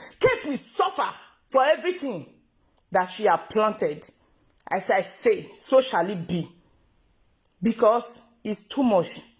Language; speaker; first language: Nigerian Pidgin; non-native, local second language; Yoruba